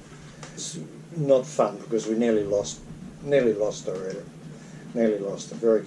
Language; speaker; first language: English; native; English